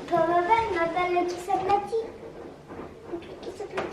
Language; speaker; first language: French; native; French